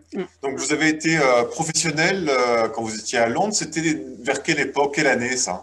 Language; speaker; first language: French; native; French